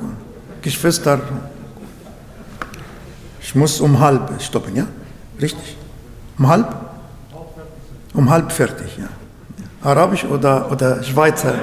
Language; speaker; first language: German; non-native, fluent; Arabic